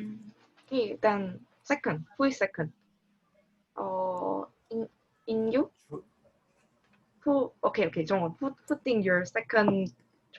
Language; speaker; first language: English; non-native, learner; Korean